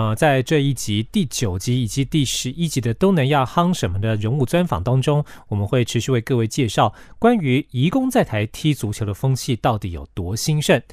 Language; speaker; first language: Chinese; native; Chinese